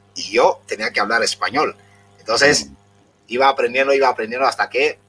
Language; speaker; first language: Spanish; non-native, local second language; Fang